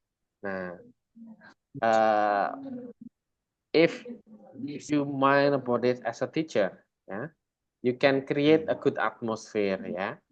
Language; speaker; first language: English; non-native, fluent; Indonesian